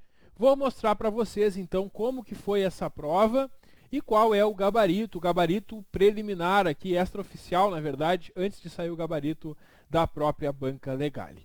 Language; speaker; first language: Portuguese; native; Portuguese